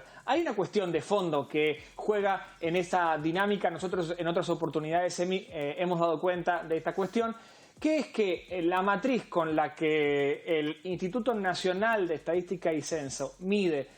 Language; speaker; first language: Spanish; native; Spanish